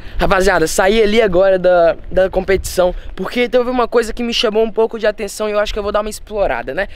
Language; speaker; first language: Portuguese; early bilingual, heritage; Portuguese